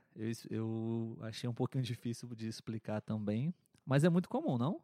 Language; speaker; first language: Portuguese; native; Portuguese